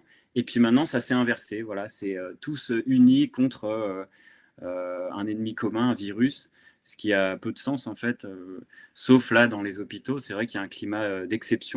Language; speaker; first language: French; native; French